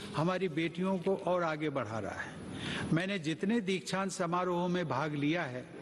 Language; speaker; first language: Hindi; native; Hindi